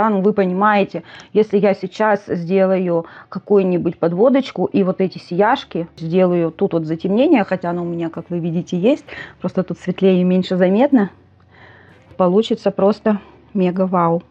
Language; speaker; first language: Russian; native; Russian